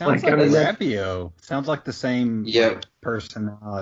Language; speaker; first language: English; native; English